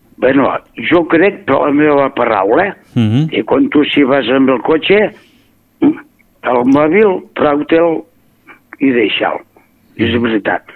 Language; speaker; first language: Catalan; native; Catalan